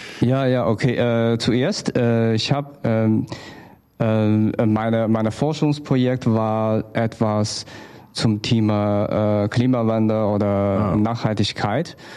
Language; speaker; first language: German; non-native, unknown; Chinese